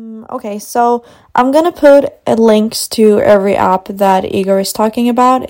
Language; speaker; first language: English; non-native, fluent; Swedish